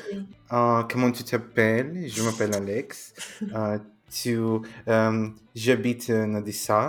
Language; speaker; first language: French; non-native, learner; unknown